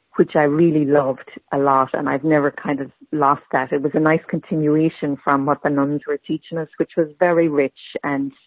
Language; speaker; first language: English; native; English